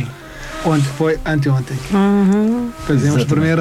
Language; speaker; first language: Portuguese; non-native, learner; Arabic